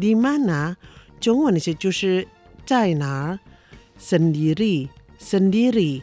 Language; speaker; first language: Chinese; non-native, fluent; Indonesian